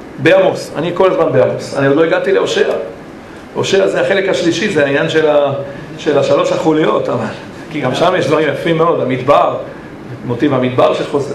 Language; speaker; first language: Hebrew; native; Hebrew